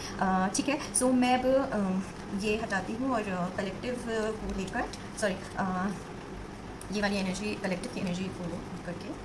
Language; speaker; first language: Hindi; native; Hindi